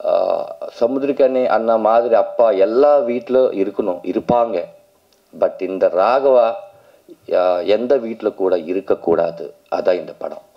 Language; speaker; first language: Tamil; non-native, learner; Telugu